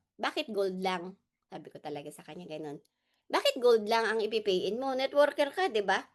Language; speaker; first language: Filipino; non-native, local second language; Hiligaynon